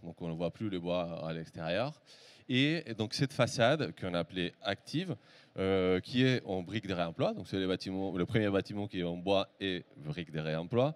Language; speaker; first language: French; native; French